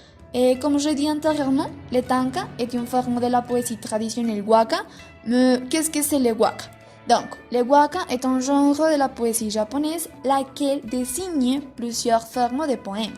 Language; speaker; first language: French; non-native, learner; Spanish